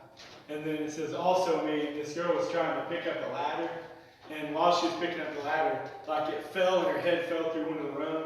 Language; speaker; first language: English; native; English